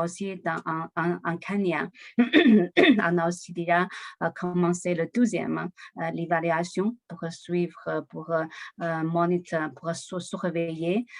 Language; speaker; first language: French; non-native, learner; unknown